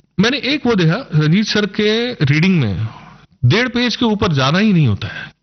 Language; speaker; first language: Hindi; non-native, local second language; Marathi